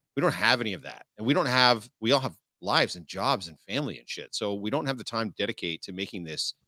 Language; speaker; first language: English; native; English